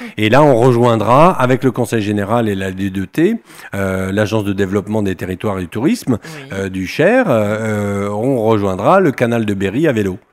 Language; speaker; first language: French; native; French